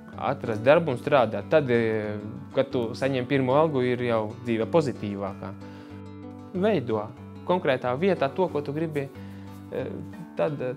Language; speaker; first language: Latvian; native; Latvian